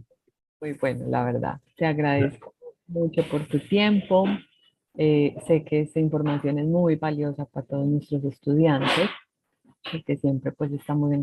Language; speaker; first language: Spanish; native; Spanish